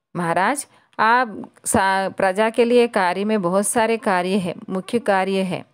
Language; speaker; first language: Hindi; non-native, local second language; Telugu